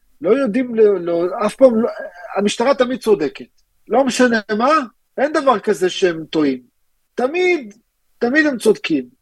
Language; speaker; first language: Hebrew; early bilingual, other home language; Russian